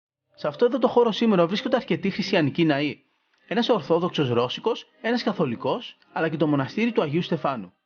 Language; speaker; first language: Greek; native; Greek